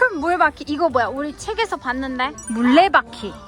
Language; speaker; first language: Korean; native; Korean